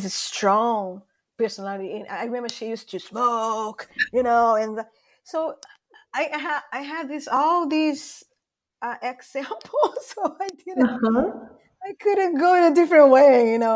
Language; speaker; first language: English; non-native, fluent; Portuguese